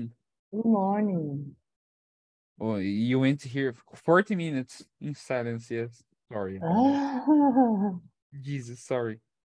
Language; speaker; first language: English; non-native, fluent; Portuguese